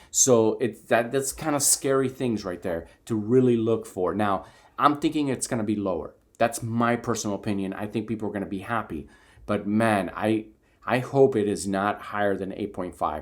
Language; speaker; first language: English; native; English